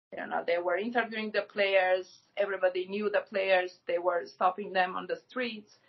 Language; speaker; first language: English; non-native, fluent; Armenian